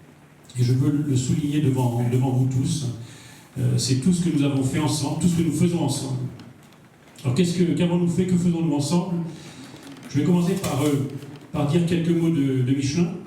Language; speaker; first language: French; native; French